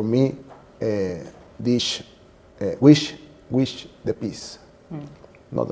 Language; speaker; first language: English; non-native, learner; Spanish